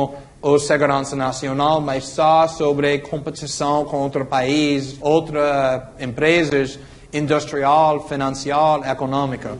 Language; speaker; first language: Portuguese; non-native, fluent; English